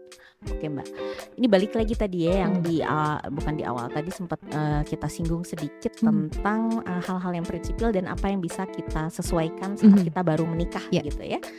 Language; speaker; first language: Indonesian; native; Indonesian